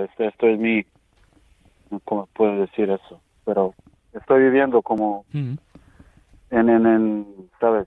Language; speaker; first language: Spanish; non-native, learner; Serbian